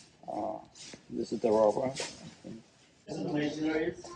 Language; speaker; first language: English; non-native, local second language; Bangla